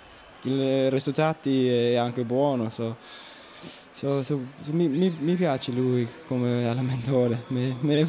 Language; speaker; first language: Italian; non-native, learner; Danish